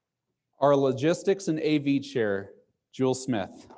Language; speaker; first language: English; native; English